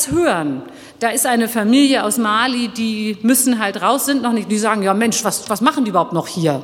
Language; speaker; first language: German; early bilingual, other home language; Turkish